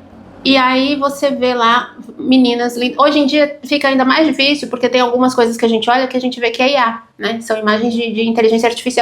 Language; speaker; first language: Portuguese; native; Portuguese